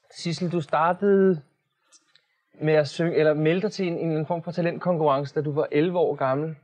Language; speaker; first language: Danish; native; Danish